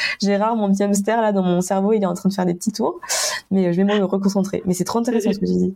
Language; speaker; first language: French; native; French